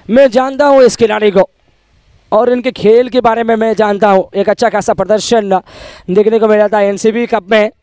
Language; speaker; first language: Hindi; native; Hindi